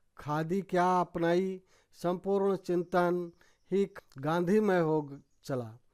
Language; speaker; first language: Hindi; native; Hindi